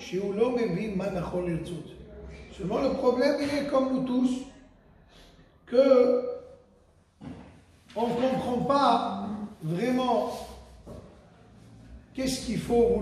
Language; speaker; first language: French; native; French